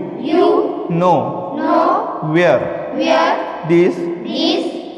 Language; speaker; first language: English; non-native, learner; Marathi